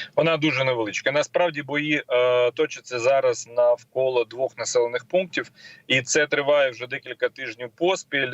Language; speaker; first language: Ukrainian; non-native, local second language; Russian